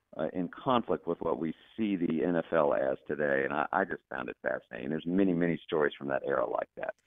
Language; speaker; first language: English; native; English